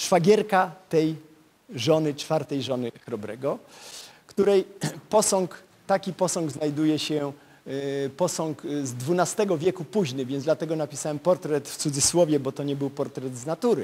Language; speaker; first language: Polish; native; Polish